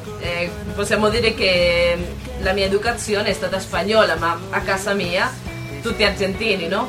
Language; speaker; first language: Italian; non-native, fluent; Spanish